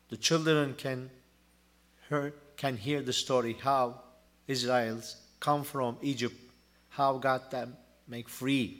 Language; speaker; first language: English; non-native, learner; Turkish